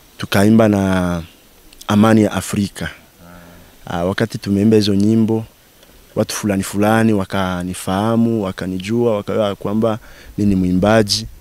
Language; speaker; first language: Swahili; non-native, local second language; Bembe